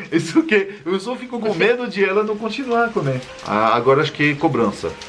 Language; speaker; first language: Portuguese; non-native, fluent; French